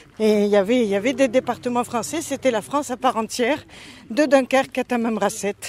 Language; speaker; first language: French; native; French